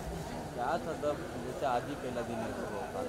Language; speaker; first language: Hindi; native; Hindi